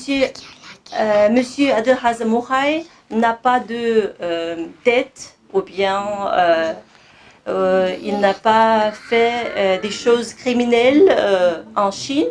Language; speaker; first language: French; non-native, fluent; Kazakh